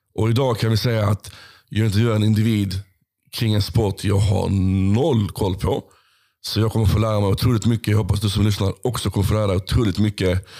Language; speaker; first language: Swedish; early bilingual, other home language; Arabic